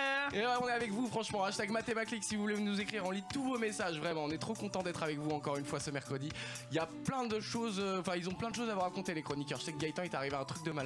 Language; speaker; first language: French; native; French